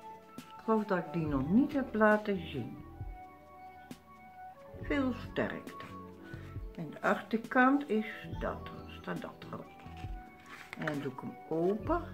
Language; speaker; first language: Dutch; native; Dutch